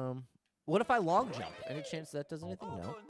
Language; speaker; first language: English; native; English